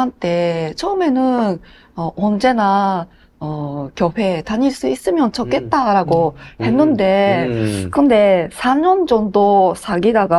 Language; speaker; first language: Korean; non-native, learner; Japanese